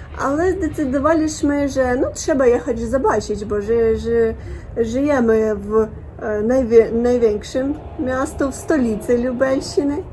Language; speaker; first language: Polish; non-native, learner; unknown